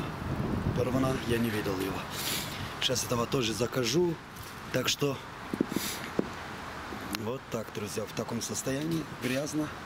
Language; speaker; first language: Russian; non-native, fluent; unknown